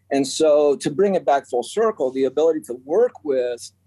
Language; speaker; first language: English; native; English